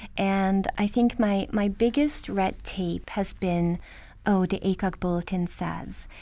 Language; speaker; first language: English; early bilingual, other home language; Norwegian